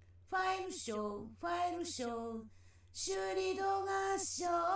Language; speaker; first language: Japanese; native; Japanese